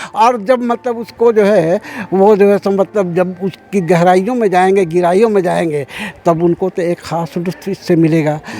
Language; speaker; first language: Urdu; native; Urdu